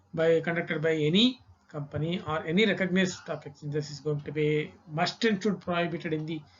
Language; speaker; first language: English; non-native, local second language; Kannada